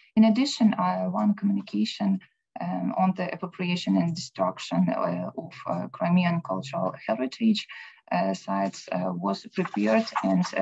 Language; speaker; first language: English; non-native, learner; Ukrainian